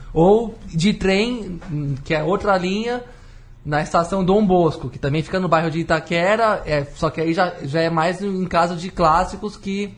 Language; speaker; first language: Portuguese; native; Portuguese